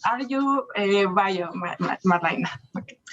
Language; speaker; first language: English; non-native, learner; Spanish